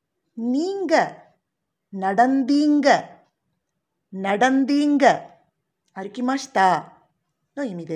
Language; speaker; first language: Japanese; non-native, fluent; Tamil